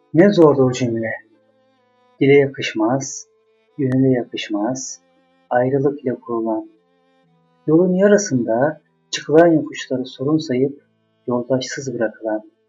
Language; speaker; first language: Turkish; native; Turkish